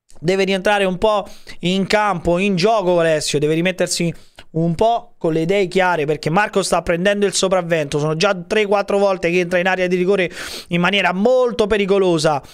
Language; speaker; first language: Italian; native; Italian